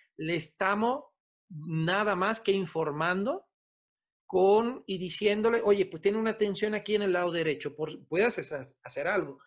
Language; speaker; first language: Spanish; non-native, fluent; Italian